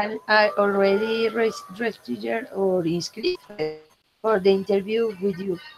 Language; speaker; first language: English; non-native, learner; Spanish